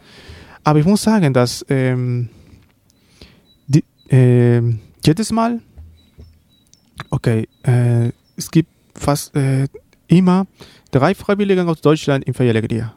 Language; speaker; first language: German; non-native, learner; Spanish